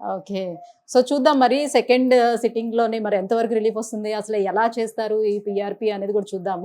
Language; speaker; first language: Telugu; native; Telugu